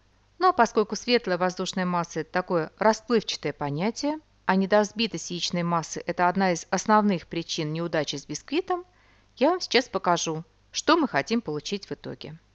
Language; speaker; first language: Russian; native; Russian